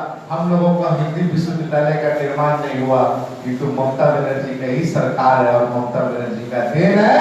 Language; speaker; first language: Hindi; native; Hindi